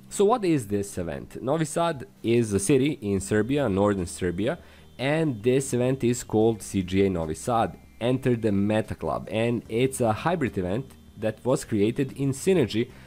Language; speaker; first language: English; non-native, fluent; Serbian